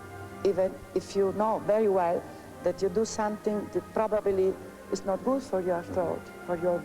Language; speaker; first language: English; non-native, learner; Italian